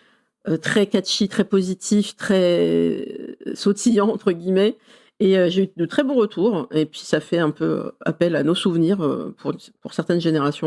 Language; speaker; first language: French; native; French